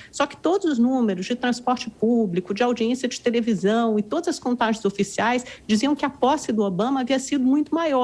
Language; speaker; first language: Portuguese; native; Portuguese